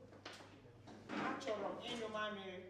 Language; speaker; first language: Igbo; native; Igbo